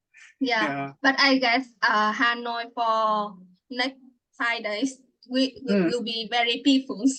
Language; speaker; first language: English; non-native, fluent; Vietnamese